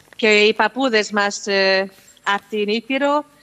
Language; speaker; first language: Greek; early bilingual, heritage; Hungarian